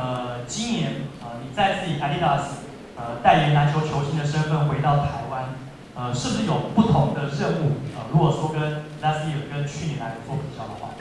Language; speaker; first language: Chinese; native; Chinese